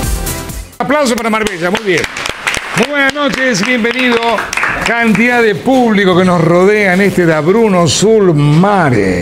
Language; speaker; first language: Spanish; native; Spanish